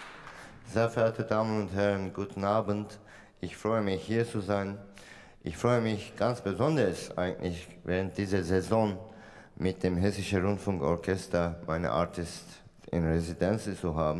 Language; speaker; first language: German; non-native, fluent; Turkish